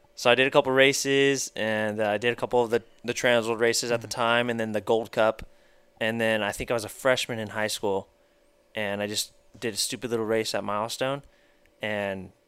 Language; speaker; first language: English; native; English